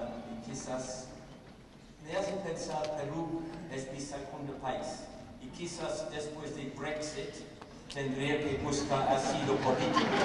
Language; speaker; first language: Spanish; non-native, fluent; English